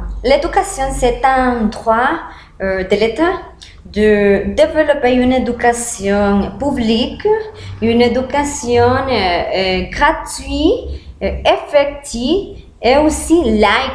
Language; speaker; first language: French; non-native, learner; Spanish